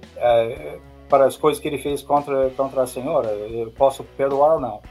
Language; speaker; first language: Portuguese; non-native, fluent; English